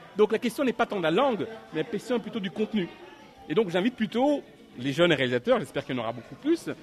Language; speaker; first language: French; non-native, local second language; Lingala